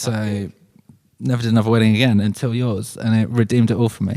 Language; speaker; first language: English; native; English